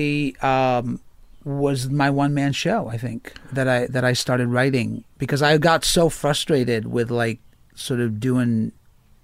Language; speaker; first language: English; native; English